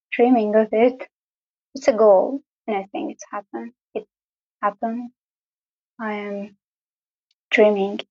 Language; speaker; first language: English; non-native, fluent; Persian